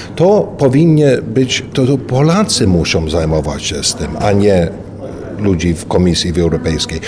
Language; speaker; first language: Polish; early bilingual, heritage; Polish